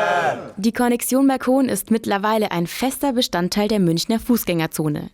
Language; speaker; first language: German; native; German